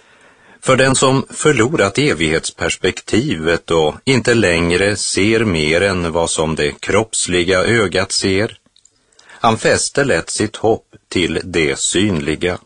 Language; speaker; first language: Swedish; native; Swedish